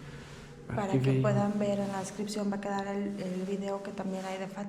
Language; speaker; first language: Spanish; native; Spanish